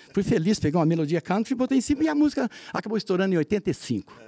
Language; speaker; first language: Portuguese; native; Portuguese